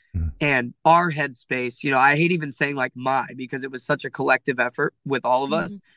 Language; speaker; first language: English; native; English